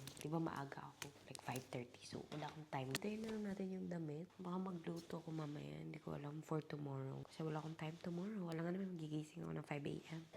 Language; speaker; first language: Filipino; non-native, local second language; Cebuano